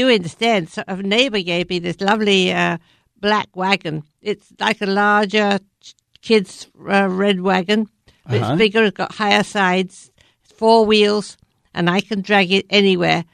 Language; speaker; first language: English; native; English